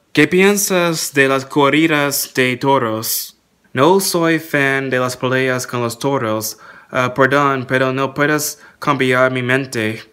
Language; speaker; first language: Spanish; non-native, learner; English